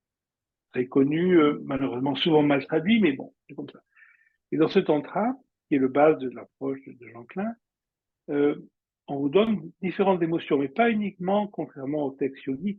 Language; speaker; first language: French; native; French